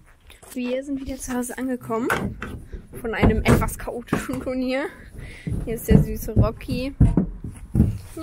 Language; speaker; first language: German; native; German